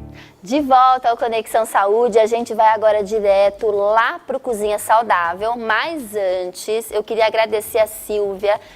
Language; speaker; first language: Portuguese; native; Portuguese